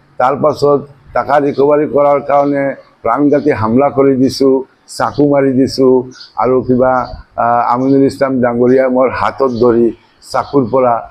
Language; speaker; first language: Assamese; non-native, local second language; Bangla